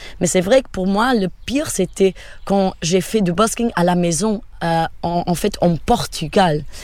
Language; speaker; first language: French; non-native, fluent; Portuguese